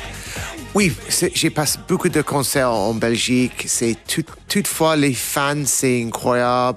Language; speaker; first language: French; non-native, learner; English